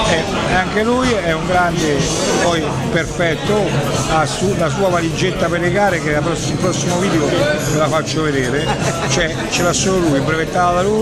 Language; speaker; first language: Italian; native; Italian